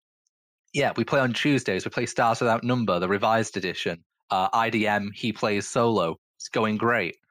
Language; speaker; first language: English; native; English